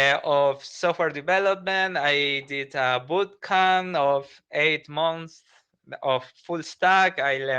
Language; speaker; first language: English; non-native, learner; Spanish